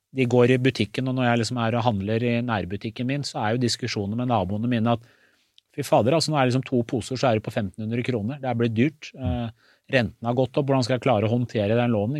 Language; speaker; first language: Norwegian; early bilingual, other home language; Persian